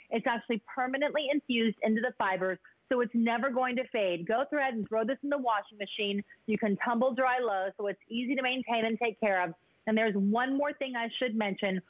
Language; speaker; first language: English; native; English